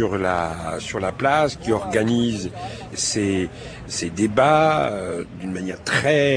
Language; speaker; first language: French; native; French